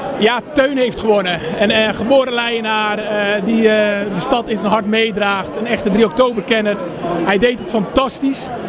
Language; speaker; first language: Dutch; native; Dutch